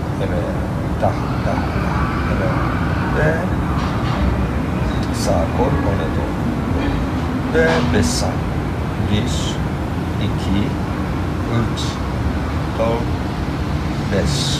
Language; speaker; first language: Turkish; non-native, learner; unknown